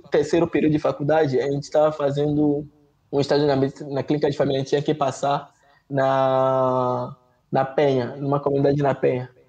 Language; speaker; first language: Portuguese; non-native, fluent; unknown